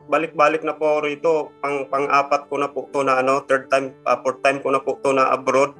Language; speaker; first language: Filipino; non-native, local second language; Cebuano